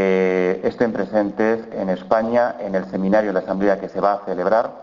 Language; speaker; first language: Spanish; native; Spanish